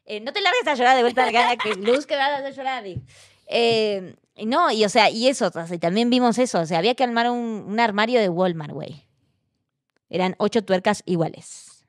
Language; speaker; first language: Spanish; native; Spanish